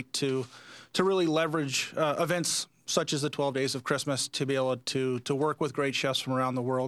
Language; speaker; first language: English; native; English